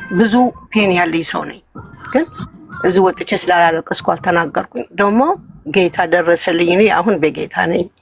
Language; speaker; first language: Amharic; non-native, learner; Tigrinya